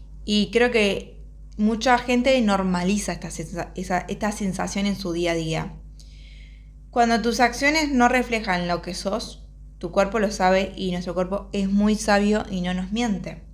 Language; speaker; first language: Spanish; native; Spanish